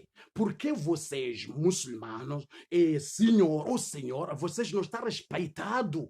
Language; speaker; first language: Portuguese; non-native, learner; Swahili